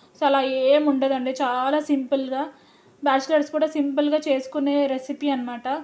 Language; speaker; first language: Telugu; non-native, local second language; Lambadi